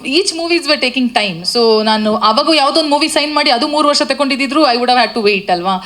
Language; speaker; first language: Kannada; non-native, local second language; Tulu